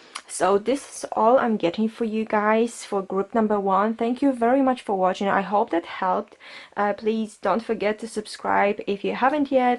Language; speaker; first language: English; non-native, fluent; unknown